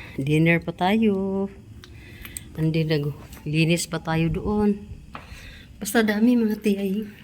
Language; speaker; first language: Filipino; non-native, local second language; Cebuano